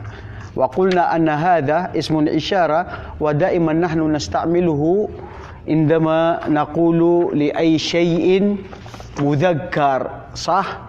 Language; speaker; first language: Arabic; non-native, fluent; Filipino